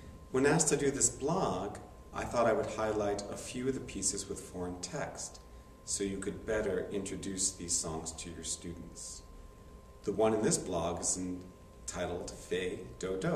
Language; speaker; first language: English; native; English